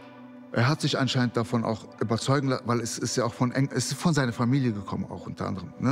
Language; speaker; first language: German; early bilingual, other home language; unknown